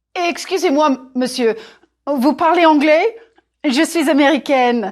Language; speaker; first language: French; non-native, fluent; English